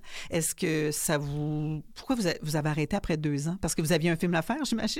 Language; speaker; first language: French; native; French